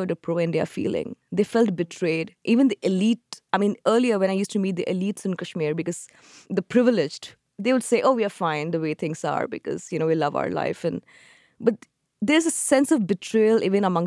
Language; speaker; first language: English; non-native, local second language; Urdu